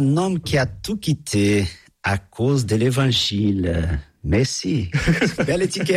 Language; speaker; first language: French; non-native, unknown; Portuguese